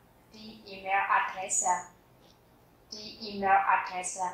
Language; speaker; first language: German; non-native, fluent; Vietnamese